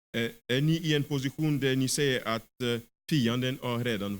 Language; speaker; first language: Swedish; non-native, fluent; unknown